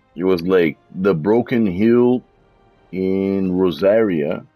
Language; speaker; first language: English; non-native, fluent; Portuguese